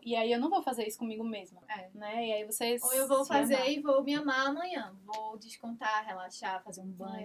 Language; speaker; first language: Portuguese; native; Portuguese